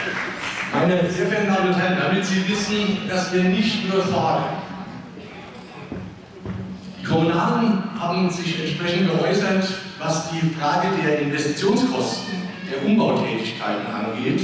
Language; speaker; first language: German; native; German